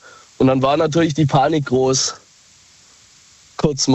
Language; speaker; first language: German; native; German